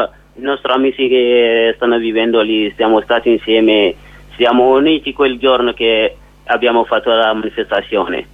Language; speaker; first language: Italian; non-native, learner; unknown